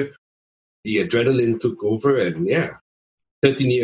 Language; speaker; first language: English; native; English